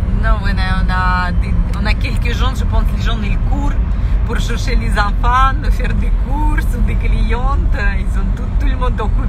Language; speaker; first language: French; non-native, fluent; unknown